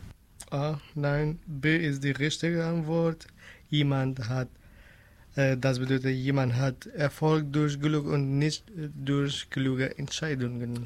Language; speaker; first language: German; non-native, learner; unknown